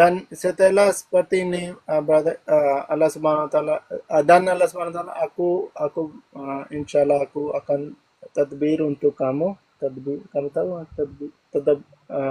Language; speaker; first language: Indonesian; non-native, learner; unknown